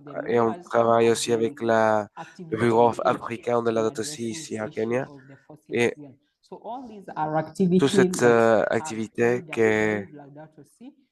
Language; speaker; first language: French; non-native, learner; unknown